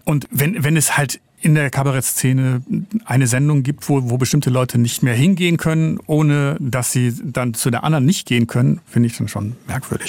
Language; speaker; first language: German; native; German